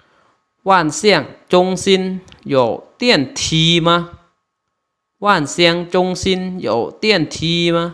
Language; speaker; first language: Chinese; non-native, fluent; Lao